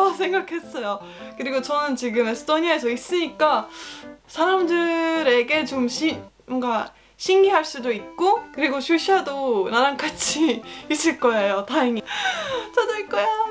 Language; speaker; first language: Korean; non-native, learner; Estonian